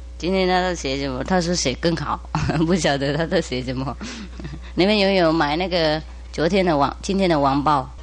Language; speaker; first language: Chinese; non-native, fluent; Vietnamese